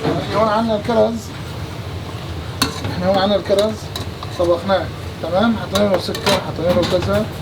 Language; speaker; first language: Arabic; native; Arabic